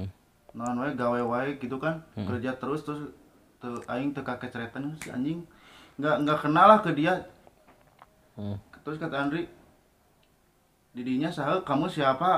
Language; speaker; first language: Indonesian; non-native, local second language; Sundanese